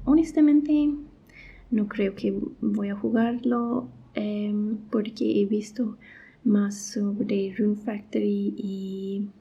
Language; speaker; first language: Spanish; non-native, fluent; English